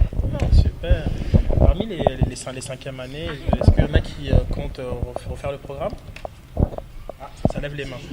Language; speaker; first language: French; native; French